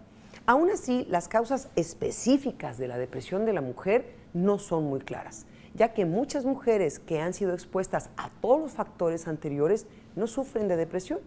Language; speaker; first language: Spanish; native; Spanish